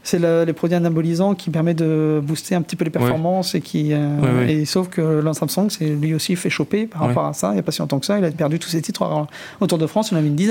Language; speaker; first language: French; native; French